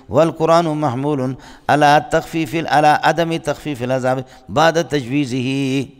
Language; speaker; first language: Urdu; non-native, local second language; Brahui